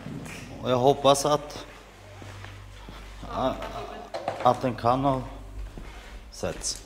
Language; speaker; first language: Swedish; native; Swedish